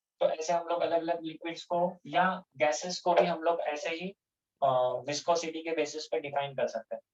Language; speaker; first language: Hindi; non-native, local second language; Gujarati